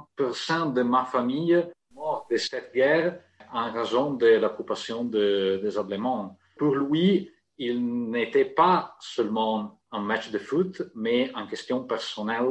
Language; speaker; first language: French; non-native, fluent; Italian